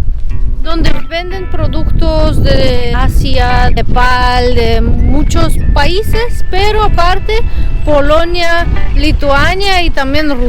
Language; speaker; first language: Spanish; non-native, fluent; Russian